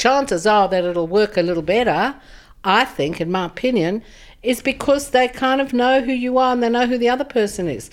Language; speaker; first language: English; native; English